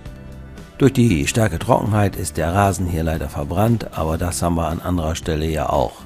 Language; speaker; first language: German; native; German